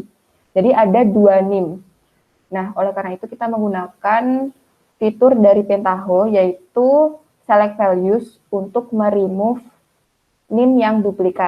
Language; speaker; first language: Indonesian; native; Indonesian